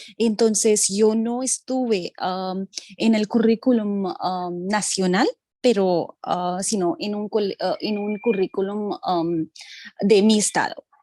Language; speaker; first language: Spanish; non-native, fluent; Hindi